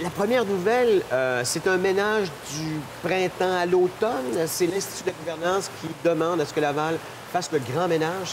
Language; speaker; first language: French; native; French